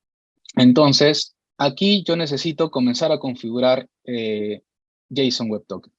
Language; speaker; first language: Spanish; native; Spanish